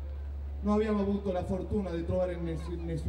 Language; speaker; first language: Italian; non-native, learner; Spanish